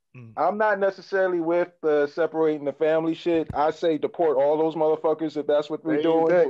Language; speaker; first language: English; native; English